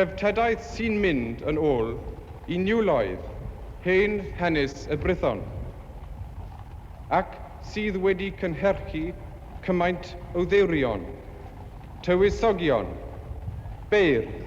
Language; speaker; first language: Welsh; non-native, learner; English